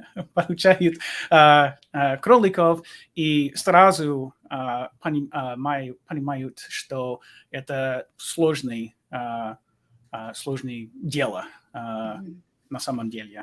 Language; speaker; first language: Russian; non-native, learner; English